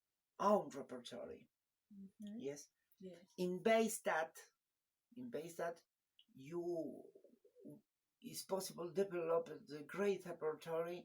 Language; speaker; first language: English; non-native, learner; Spanish